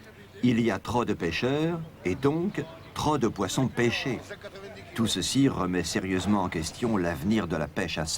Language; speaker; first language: French; native; French